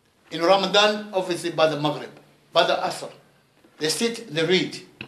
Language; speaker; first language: English; native; English